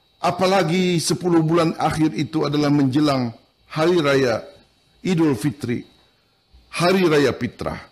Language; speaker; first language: Indonesian; non-native, local second language; Banjar